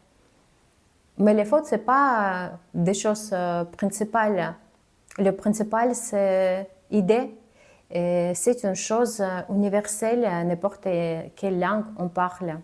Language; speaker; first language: French; non-native, fluent; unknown